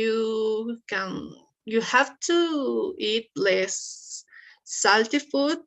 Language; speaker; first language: English; non-native, learner; Spanish